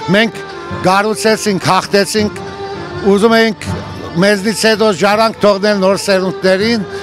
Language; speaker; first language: Armenian; early bilingual, heritage; Armenian